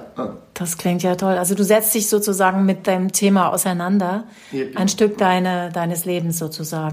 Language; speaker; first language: German; native; German